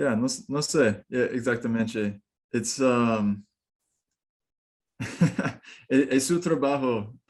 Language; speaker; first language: Spanish; non-native, learner; English